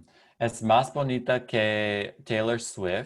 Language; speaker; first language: Spanish; non-native, learner; English